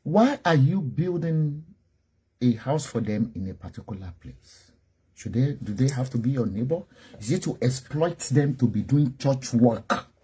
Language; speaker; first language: English; non-native, local second language; Yoruba